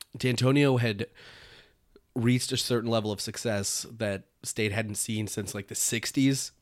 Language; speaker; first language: English; native; English